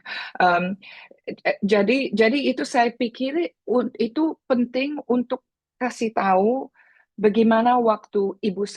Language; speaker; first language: Indonesian; early bilingual, heritage; Indonesian